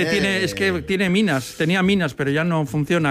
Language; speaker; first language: Spanish; native; Spanish